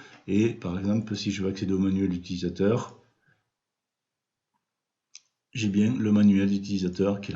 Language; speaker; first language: French; native; French